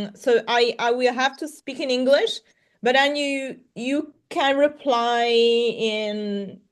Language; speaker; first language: English; non-native, fluent; Italian